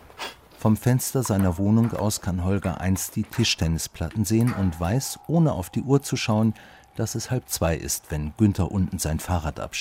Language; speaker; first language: German; native; German